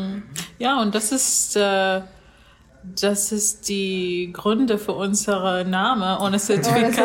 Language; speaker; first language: German; non-native, learner; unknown